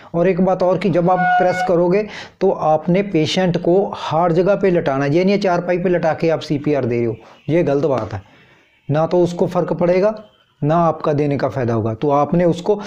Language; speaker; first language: Hindi; non-native, local second language; Punjabi